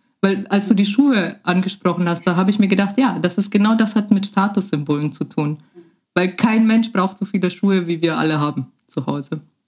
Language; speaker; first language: German; native; German